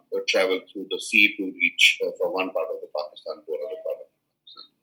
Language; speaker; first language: English; non-native, local second language; Kashmiri